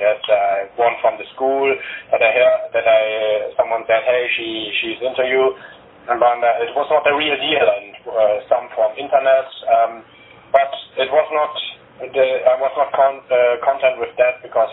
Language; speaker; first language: English; non-native, learner; German